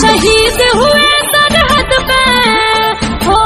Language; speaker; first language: Hindi; native; Hindi